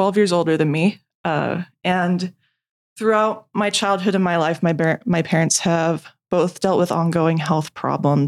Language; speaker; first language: English; native; English